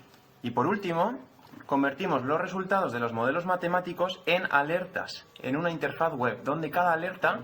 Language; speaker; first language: Spanish; native; Spanish